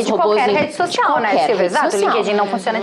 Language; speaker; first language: Portuguese; native; Portuguese